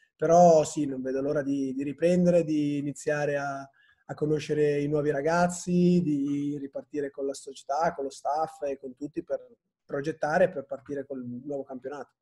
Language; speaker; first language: Italian; native; Italian